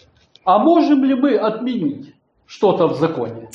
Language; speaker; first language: Polish; non-native, learner; Russian